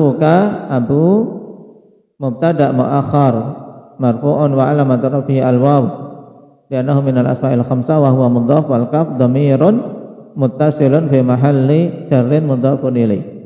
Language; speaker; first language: Arabic; non-native, fluent; Indonesian